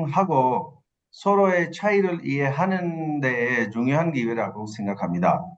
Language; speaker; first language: Korean; non-native, fluent; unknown